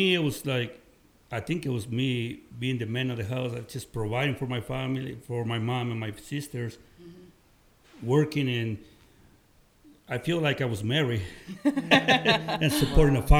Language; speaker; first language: English; non-native, fluent; Spanish